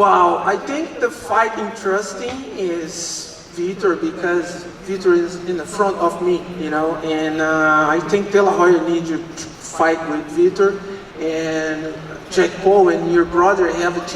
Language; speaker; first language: English; non-native, learner; Portuguese